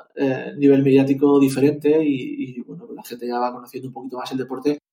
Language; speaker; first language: Spanish; native; Spanish